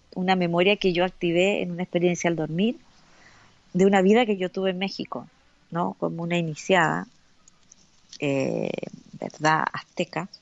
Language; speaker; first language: Spanish; native; Spanish